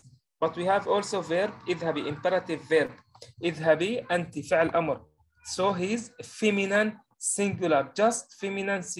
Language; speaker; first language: English; non-native, learner; Arabic